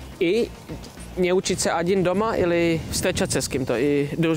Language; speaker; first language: Russian; non-native, learner; Czech